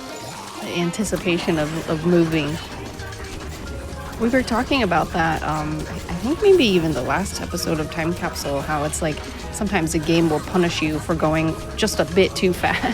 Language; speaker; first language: English; native; English